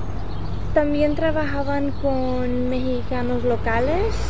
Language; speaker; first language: Spanish; early bilingual, heritage; Spanish